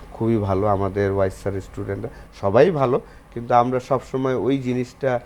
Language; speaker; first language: Bangla; native; Bangla